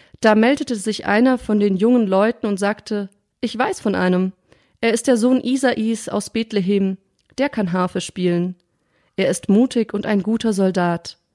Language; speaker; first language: German; native; German